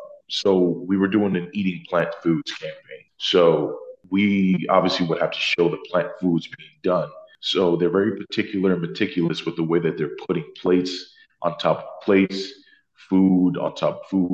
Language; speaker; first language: English; early bilingual, other home language; Spanish